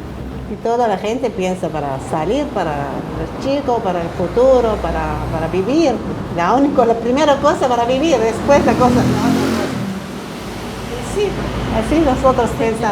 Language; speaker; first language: Spanish; non-native, learner; Arabic